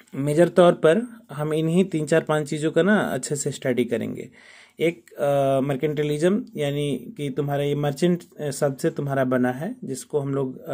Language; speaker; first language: Hindi; native; Hindi